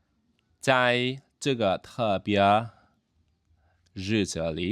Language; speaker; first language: Chinese; non-native, fluent; Khmer